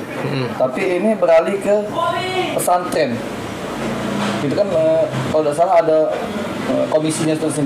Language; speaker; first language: Malay; native; Malay